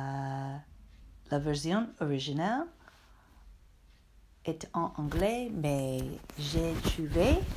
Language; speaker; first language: French; non-native, learner; English